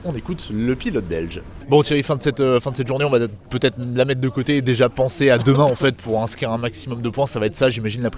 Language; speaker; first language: French; native; French